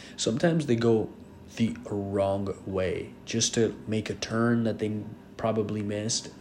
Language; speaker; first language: English; non-native, fluent; Spanish